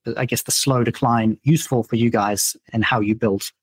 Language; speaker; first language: English; non-native, fluent; Dutch